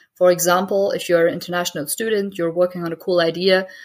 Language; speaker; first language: English; early bilingual, heritage; German